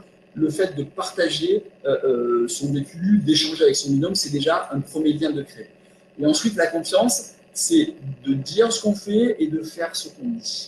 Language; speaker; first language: French; native; French